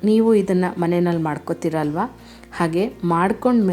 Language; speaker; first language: Kannada; native; Kannada